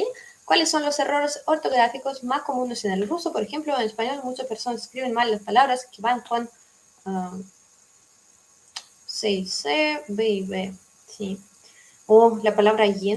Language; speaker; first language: Spanish; non-native, fluent; Russian